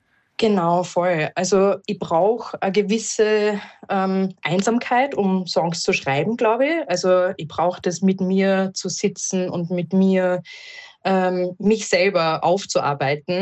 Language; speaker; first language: German; native; German